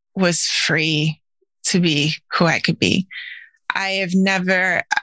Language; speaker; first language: English; native; English